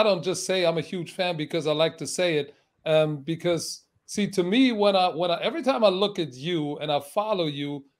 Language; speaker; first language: English; non-native, fluent; German